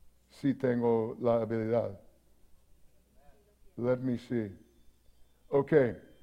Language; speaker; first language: Spanish; non-native, learner; English